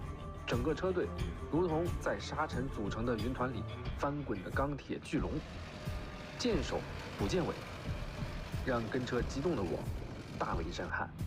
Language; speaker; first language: Chinese; native; Chinese